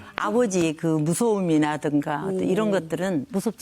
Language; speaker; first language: Korean; native; Korean